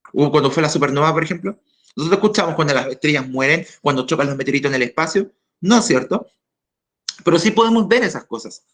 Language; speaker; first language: Spanish; native; Spanish